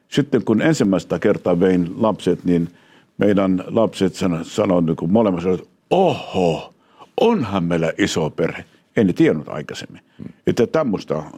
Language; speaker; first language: Finnish; non-native, fluent; Hebrew